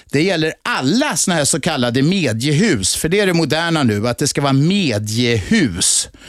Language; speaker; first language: Swedish; native; Swedish